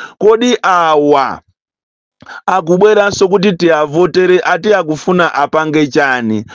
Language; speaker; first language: Nyanja; native; Nyanja